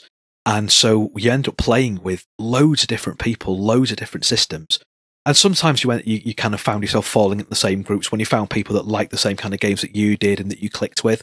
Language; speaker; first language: English; native; English